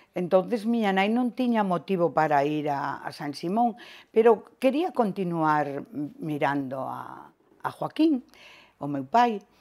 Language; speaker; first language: Galician; native; Galician